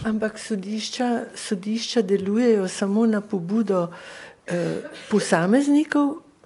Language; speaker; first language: Slovenian; native; Slovenian